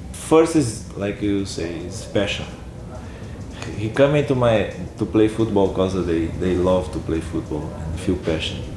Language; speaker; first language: English; non-native, learner; Portuguese